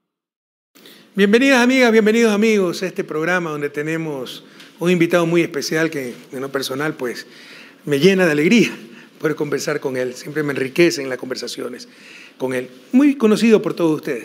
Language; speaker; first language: Spanish; native; Spanish